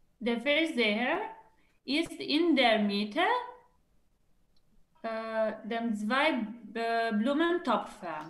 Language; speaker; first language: German; non-native, learner; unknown